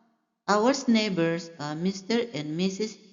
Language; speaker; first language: English; non-native, fluent; Indonesian